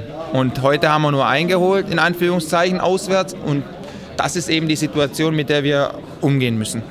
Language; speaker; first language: German; native; German